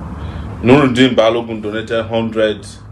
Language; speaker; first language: English; non-native, local second language; Yoruba